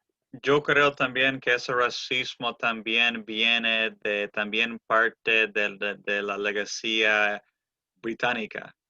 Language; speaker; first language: Spanish; early bilingual, heritage; English